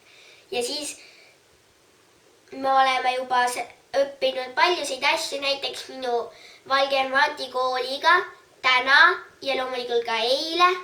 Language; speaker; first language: Estonian; early bilingual, heritage; Estonian